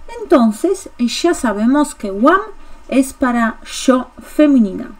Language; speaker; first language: Spanish; non-native, fluent; Polish